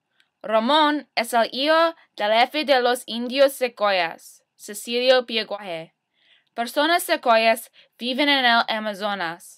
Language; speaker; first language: Spanish; non-native, learner; English